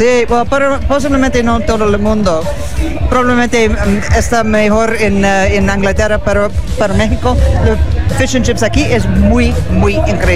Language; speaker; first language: Spanish; non-native, learner; English